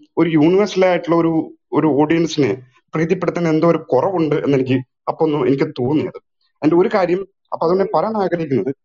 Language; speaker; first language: Malayalam; native; Malayalam